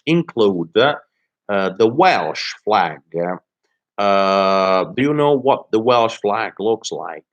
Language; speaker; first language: English; non-native, fluent; Italian